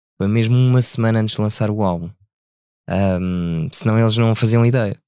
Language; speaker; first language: Portuguese; early bilingual, other home language; French